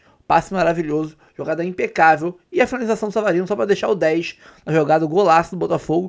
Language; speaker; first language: Portuguese; native; Portuguese